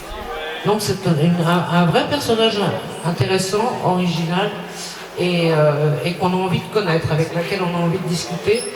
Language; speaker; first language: French; native; French